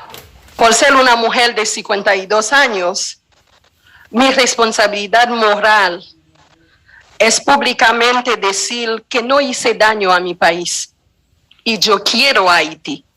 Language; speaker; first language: Spanish; non-native, fluent; Haitian Creole